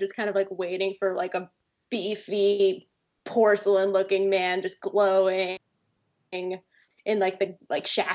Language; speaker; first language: English; native; English